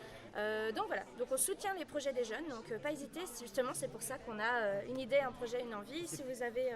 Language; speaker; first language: French; native; French